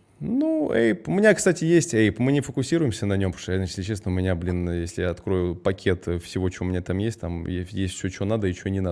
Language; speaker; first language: Russian; early bilingual, heritage; Russian